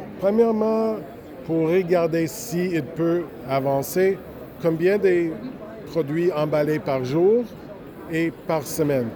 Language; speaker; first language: French; non-native, local second language; English